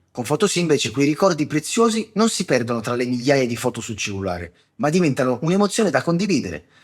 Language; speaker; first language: Italian; native; Italian